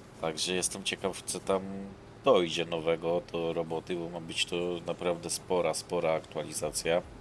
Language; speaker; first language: Polish; native; Polish